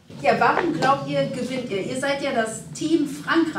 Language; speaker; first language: German; native; German